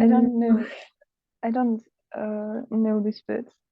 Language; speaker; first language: English; non-native, learner; Russian